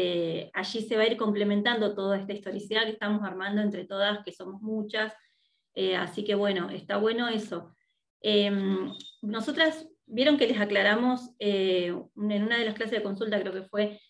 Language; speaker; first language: Spanish; native; Spanish